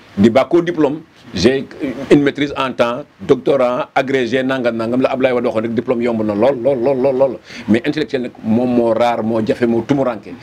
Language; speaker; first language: Wolof; non-native, local second language; Serer